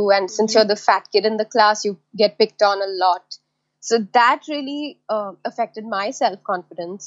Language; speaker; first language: English; non-native, local second language; Hindi